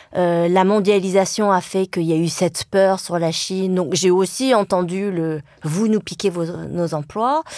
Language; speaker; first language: French; early bilingual, other home language; Vietnamese